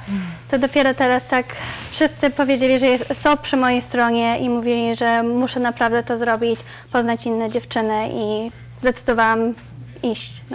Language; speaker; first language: Polish; early bilingual, other home language; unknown